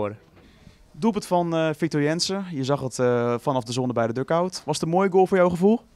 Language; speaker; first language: Dutch; native; Dutch